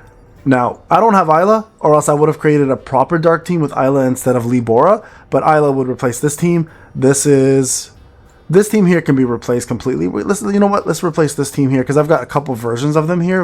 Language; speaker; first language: English; native; English